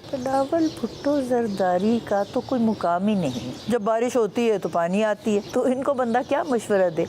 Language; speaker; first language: Urdu; non-native, local second language; Punjabi